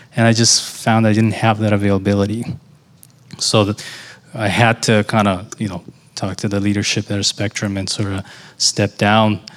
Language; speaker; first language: English; non-native, fluent; Portuguese